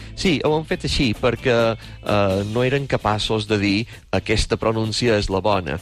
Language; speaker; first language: Catalan; native; Catalan